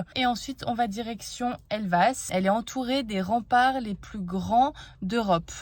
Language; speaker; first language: French; native; French